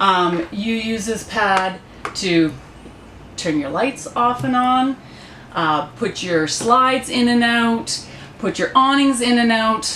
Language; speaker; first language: English; native; English